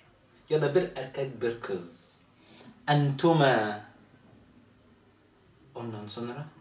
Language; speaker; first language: Turkish; non-native, fluent; Arabic